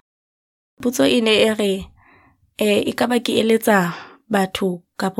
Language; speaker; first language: English; non-native, local second language; Southern Sotho